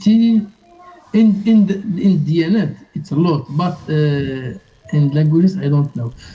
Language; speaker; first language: English; non-native, learner; Arabic